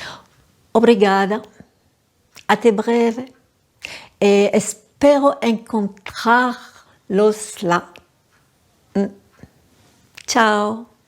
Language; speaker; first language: Portuguese; non-native, learner; French